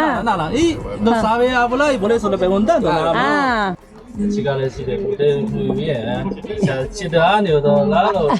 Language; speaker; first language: Spanish; non-native, learner; Chinese